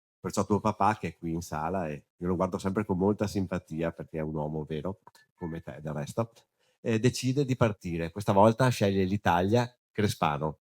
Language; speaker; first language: Italian; native; Italian